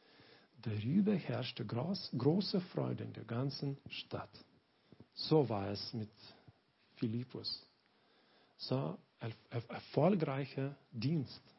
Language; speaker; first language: German; non-native, learner; Lithuanian